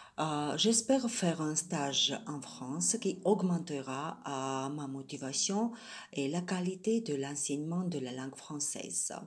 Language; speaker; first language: French; non-native, fluent; Georgian